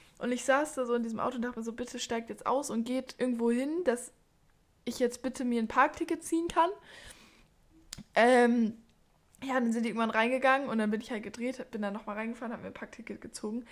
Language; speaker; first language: German; native; German